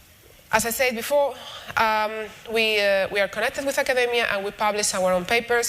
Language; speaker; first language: English; non-native, fluent; Spanish